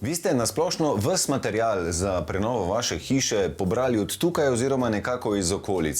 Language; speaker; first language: Slovenian; native; Slovenian